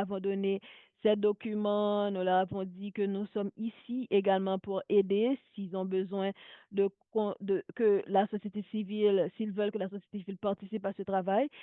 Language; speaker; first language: French; non-native, local second language; Haitian Creole